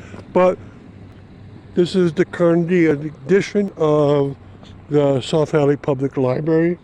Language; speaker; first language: English; native; English